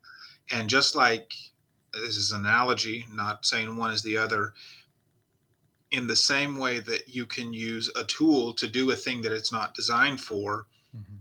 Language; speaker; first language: English; native; English